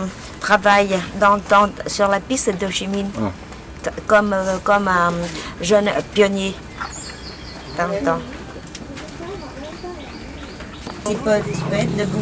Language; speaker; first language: French; non-native, fluent; Vietnamese